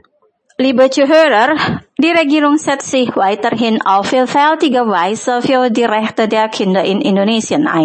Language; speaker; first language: German; non-native, fluent; Indonesian